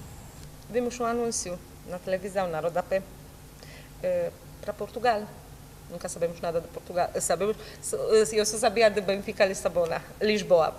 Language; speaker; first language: Portuguese; non-native, learner; Romanian